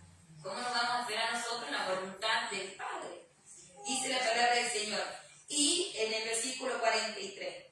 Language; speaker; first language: Spanish; native; Spanish